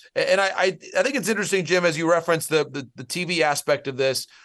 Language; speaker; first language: English; native; English